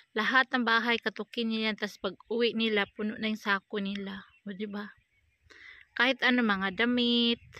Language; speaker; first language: Filipino; native; Filipino